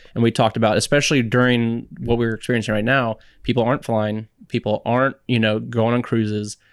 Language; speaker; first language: English; native; English